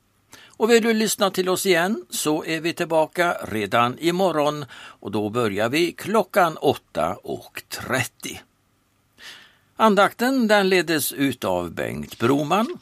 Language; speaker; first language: Swedish; native; Swedish